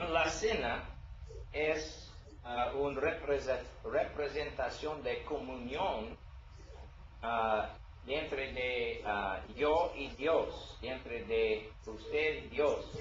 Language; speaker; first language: Spanish; non-native, learner; English